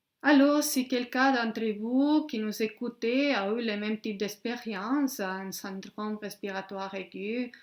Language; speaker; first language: French; non-native, fluent; Spanish